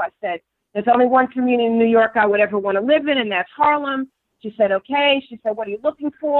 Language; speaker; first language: English; native; English